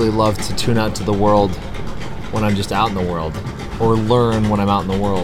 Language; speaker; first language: English; native; English